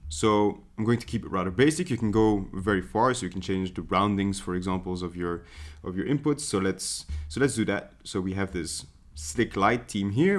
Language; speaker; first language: English; non-native, fluent; Dutch